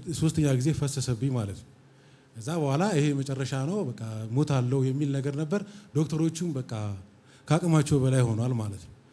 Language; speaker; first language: Amharic; native; Amharic